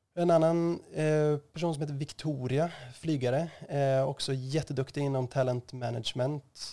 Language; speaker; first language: Swedish; native; Swedish